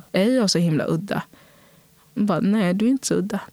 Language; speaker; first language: Swedish; early bilingual, other home language; Portuguese